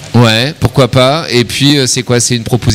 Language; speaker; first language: French; native; French